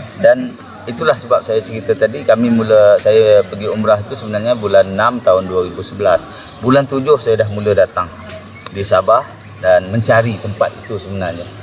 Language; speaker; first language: Malay; native; Malay